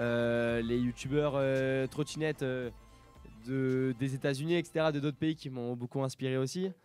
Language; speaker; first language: French; native; French